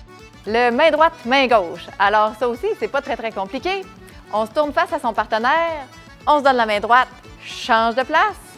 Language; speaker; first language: French; native; French